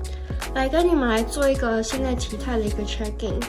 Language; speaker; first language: Chinese; native; Chinese